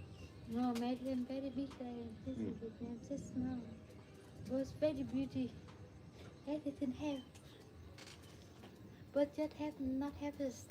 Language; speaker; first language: English; non-native, learner; Vietnamese